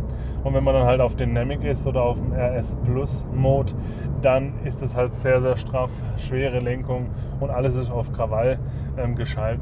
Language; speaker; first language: German; native; German